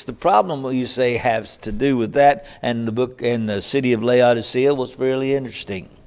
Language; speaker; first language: English; native; English